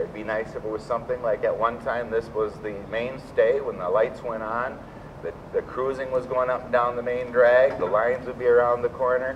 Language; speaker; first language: English; native; English